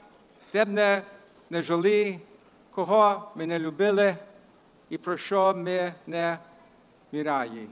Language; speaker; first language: Ukrainian; early bilingual, heritage; English